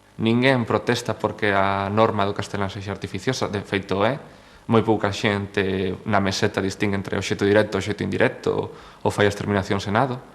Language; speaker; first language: Galician; non-native, local second language; Spanish